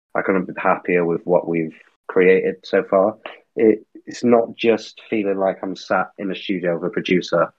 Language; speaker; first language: English; native; English